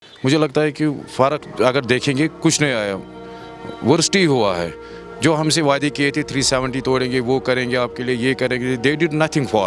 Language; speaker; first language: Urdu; non-native, local second language; Kashmiri